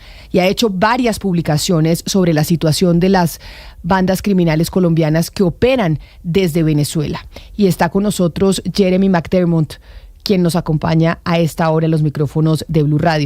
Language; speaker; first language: Spanish; native; Spanish